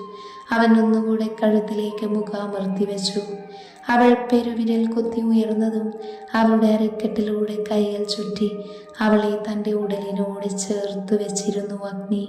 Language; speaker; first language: Malayalam; native; Malayalam